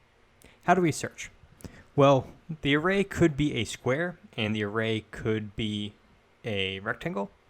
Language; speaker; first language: English; native; English